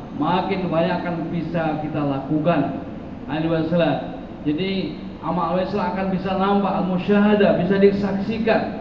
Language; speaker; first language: Indonesian; non-native, learner; English